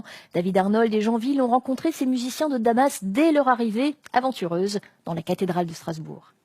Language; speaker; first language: French; native; French